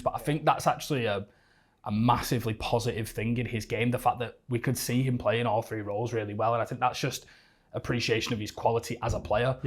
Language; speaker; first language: English; native; English